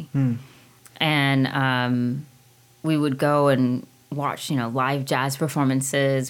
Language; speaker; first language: English; native; English